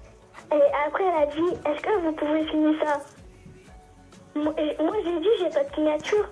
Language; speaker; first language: French; early bilingual, other home language; Turkish